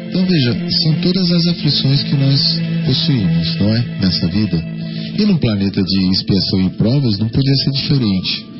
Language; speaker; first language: Portuguese; native; Portuguese